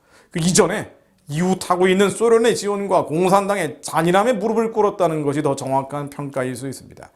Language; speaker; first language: Korean; native; Korean